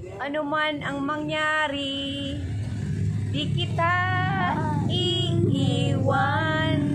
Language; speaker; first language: Filipino; non-native, local second language; Cebuano